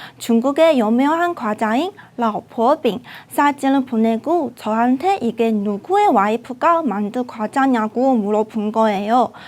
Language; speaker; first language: Korean; non-native, fluent; Chinese